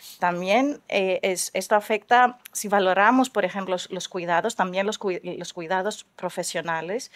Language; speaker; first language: Spanish; non-native, fluent; Greek